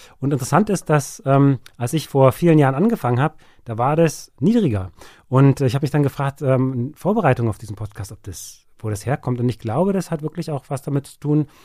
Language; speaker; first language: German; native; German